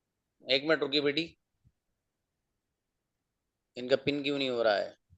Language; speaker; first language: Hindi; native; Hindi